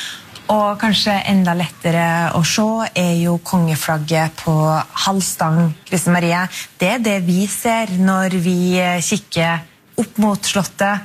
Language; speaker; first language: Norwegian; native; Norwegian